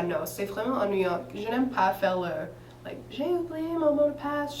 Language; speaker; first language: French; non-native, fluent; English